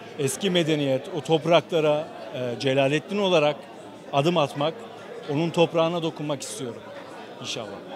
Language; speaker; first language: Turkish; native; Turkish